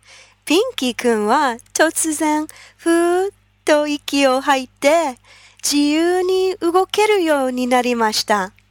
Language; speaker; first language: Japanese; non-native, fluent; English